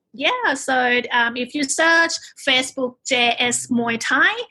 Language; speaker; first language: English; non-native, fluent; Thai